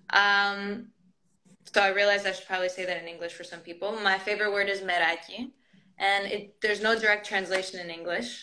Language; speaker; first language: English; early bilingual, other home language; Greek